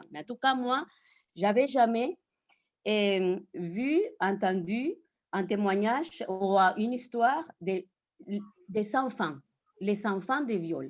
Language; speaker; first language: French; non-native, fluent; Spanish